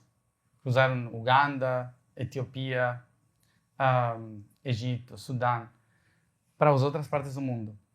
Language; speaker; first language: Portuguese; non-native, fluent; Spanish